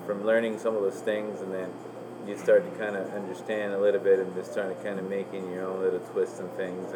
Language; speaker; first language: English; non-native, fluent; Spanish